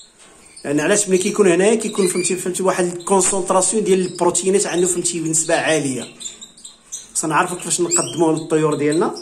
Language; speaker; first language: Arabic; native; Arabic